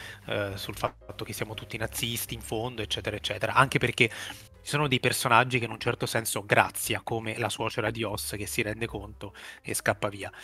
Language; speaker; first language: Italian; native; Italian